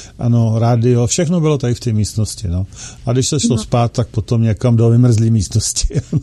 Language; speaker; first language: Czech; native; Czech